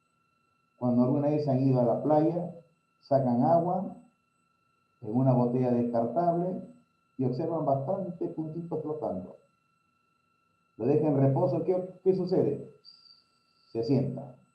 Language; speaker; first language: Spanish; native; Spanish